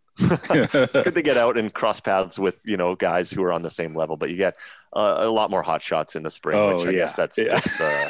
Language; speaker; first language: English; native; English